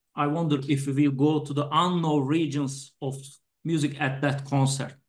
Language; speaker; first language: English; non-native, fluent; Turkish